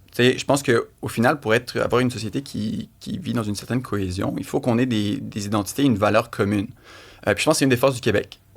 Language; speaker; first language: French; native; French